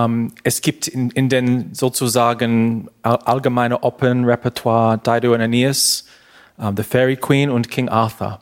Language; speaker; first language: German; non-native, learner; English